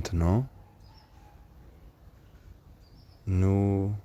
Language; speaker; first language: French; non-native, learner; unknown